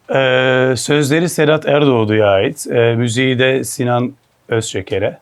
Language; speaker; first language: Turkish; early bilingual, heritage; Turkish